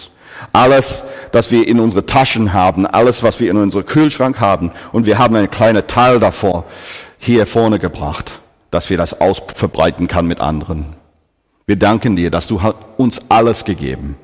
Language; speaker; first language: German; non-native, fluent; English